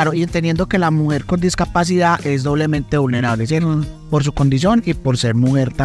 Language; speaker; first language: Spanish; native; Spanish